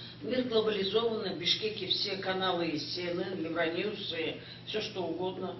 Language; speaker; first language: Russian; non-native, local second language; Kyrgyz